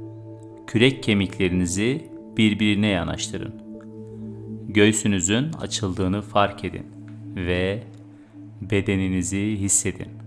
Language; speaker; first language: Turkish; native; Turkish